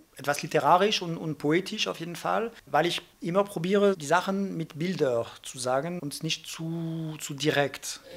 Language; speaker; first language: German; non-native, fluent; French